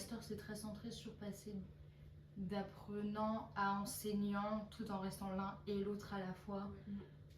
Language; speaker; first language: French; native; French